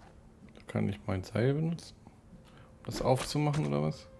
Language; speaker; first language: German; native; German